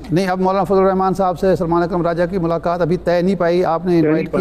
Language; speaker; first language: Urdu; native; Urdu